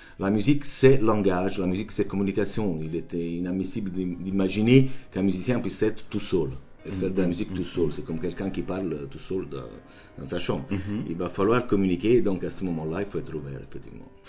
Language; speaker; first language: French; non-native, fluent; Italian